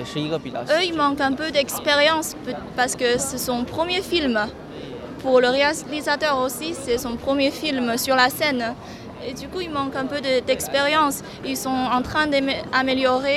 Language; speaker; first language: French; non-native, learner; Chinese